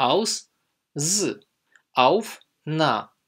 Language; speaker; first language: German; non-native, fluent; Polish